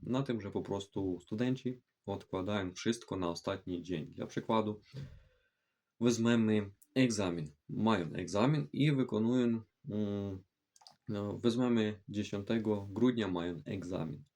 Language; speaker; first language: Polish; non-native, fluent; Ukrainian